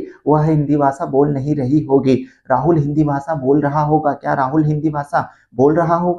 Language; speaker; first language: Hindi; non-native, local second language; Odia